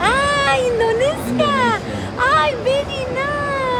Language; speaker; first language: English; non-native, learner; Spanish